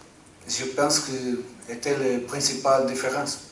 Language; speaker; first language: French; non-native, fluent; Portuguese